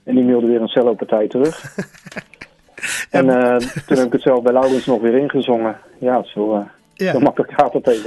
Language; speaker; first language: Dutch; native; Dutch